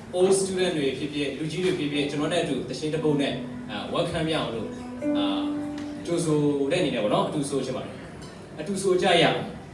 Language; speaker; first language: Burmese; non-native, local second language; Tedim Chin